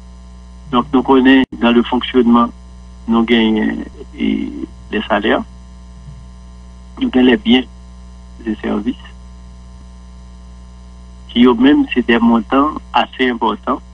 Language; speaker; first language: French; non-native, local second language; Haitian Creole